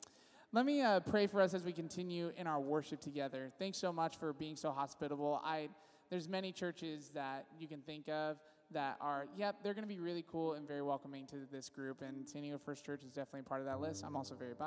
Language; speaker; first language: English; native; English